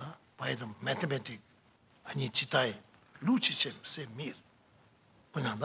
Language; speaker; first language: Russian; non-native, learner; Tibetan